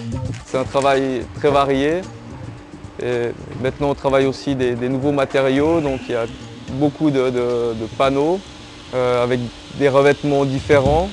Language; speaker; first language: French; native; French